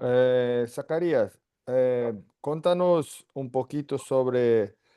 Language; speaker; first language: Spanish; non-native, fluent; Portuguese